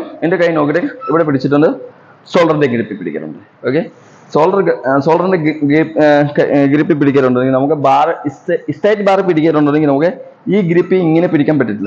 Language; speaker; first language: Malayalam; non-native, learner; Assamese